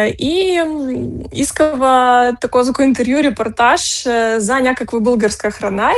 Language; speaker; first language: Bulgarian; early bilingual, heritage; Bulgarian